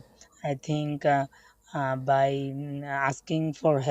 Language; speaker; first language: English; non-native, learner; Bangla